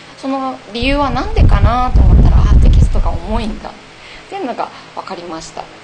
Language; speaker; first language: Japanese; native; Japanese